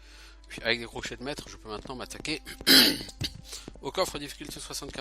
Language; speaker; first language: French; native; French